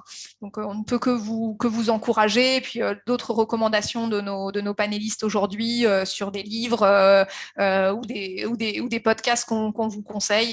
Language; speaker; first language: French; native; French